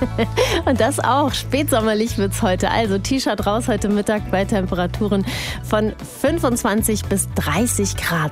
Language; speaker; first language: German; native; German